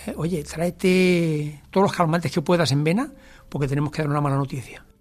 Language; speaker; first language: Spanish; native; Spanish